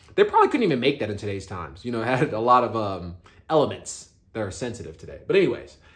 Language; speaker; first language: English; native; English